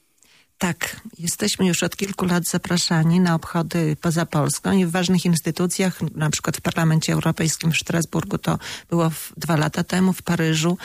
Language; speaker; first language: Polish; native; Polish